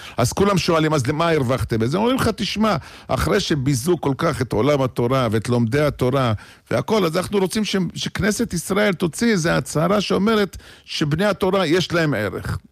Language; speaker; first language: Hebrew; native; Hebrew